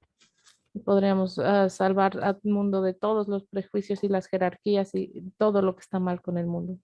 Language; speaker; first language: Spanish; native; Spanish